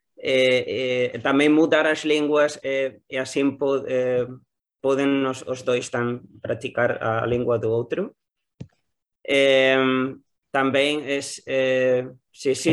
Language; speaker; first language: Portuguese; non-native, learner; Spanish